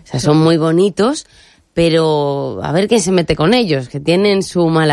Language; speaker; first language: Spanish; native; Spanish